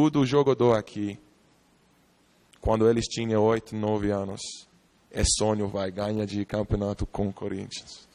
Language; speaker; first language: Portuguese; non-native, learner; English